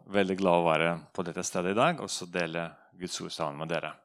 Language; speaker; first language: Norwegian; non-native, fluent; Russian